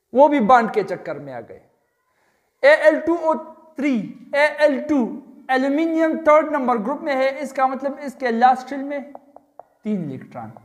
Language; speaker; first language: Urdu; non-native, local second language; Pashto